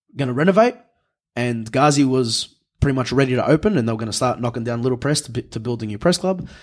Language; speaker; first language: English; native; English